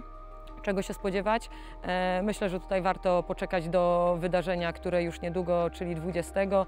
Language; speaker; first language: Polish; native; Polish